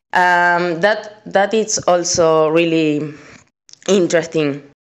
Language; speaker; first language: English; non-native, fluent; Spanish